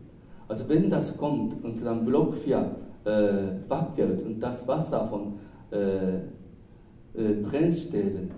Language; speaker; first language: German; non-native, fluent; Japanese